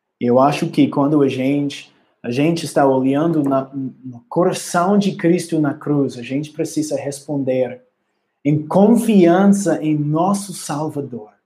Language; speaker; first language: Portuguese; non-native, learner; English